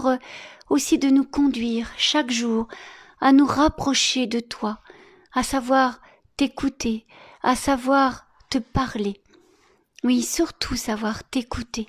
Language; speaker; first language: French; native; French